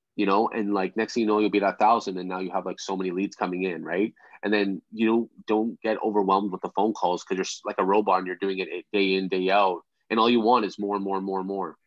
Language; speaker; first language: English; native; English